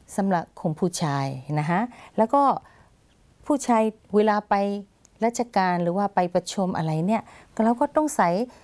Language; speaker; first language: Thai; non-native, fluent; Burmese